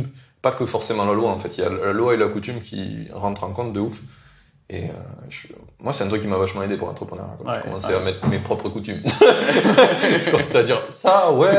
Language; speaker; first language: French; native; French